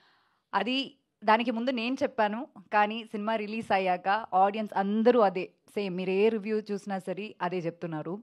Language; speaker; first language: Telugu; non-native, local second language; Malayalam